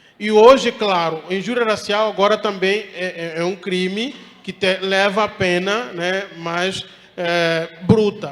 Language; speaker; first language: Portuguese; non-native, local second language; Upper Guinea Crioulo